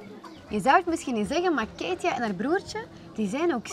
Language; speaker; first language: Dutch; native; Dutch